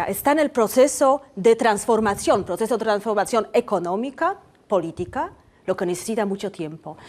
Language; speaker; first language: Spanish; non-native, fluent; Polish